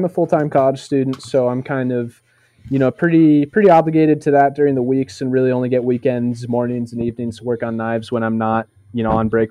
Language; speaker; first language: English; native; English